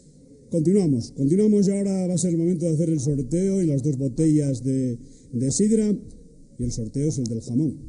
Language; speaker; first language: Spanish; native; Spanish